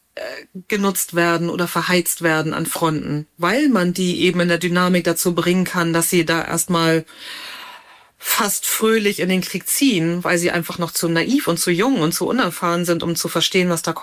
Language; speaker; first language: German; native; German